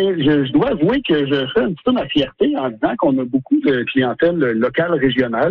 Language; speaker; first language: French; native; French